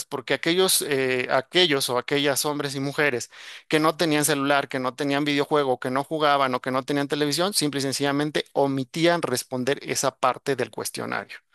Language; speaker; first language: Spanish; native; Spanish